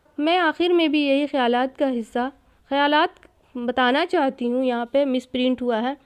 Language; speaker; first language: Urdu; native; Urdu